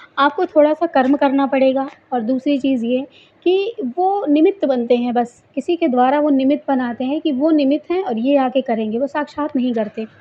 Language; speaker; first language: Hindi; native; Hindi